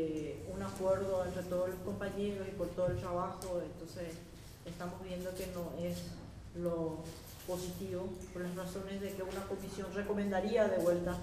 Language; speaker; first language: Spanish; native; Spanish